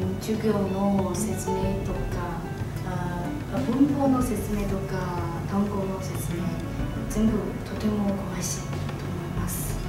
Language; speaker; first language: Japanese; non-native, learner; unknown